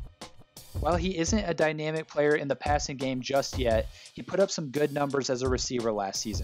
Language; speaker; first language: English; native; English